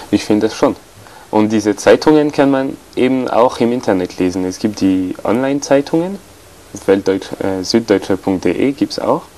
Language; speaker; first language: German; non-native, fluent; French